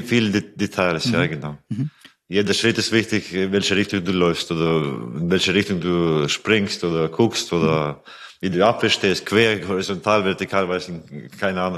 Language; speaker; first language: German; non-native, fluent; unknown